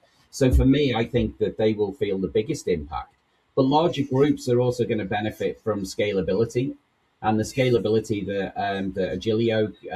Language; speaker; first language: English; native; English